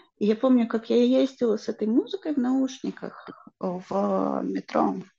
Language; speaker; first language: Russian; non-native, local second language; Ukrainian